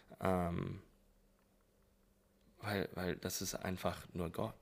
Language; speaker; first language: German; non-native, learner; English